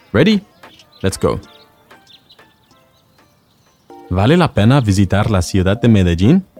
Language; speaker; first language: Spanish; non-native, fluent; English